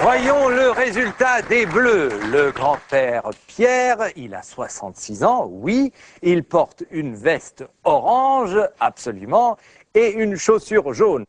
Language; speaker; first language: French; native; French